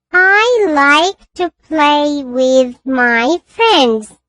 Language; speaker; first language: English; non-native, learner; Urdu